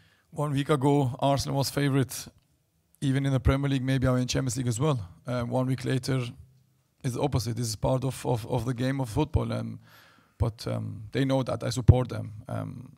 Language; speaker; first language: English; non-native, fluent; Albanian